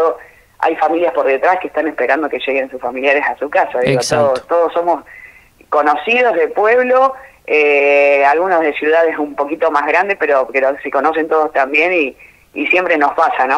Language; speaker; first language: Spanish; native; Spanish